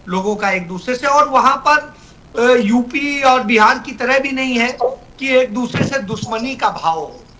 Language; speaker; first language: Hindi; native; Hindi